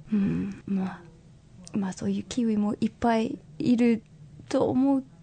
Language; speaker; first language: Japanese; non-native, fluent; English